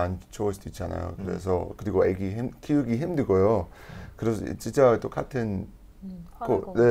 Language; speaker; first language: Korean; non-native, learner; English